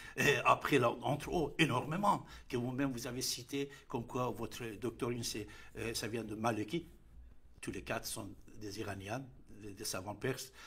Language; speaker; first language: French; non-native, fluent; Persian